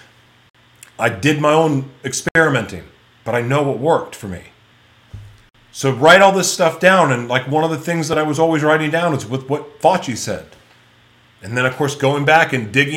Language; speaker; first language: English; native; English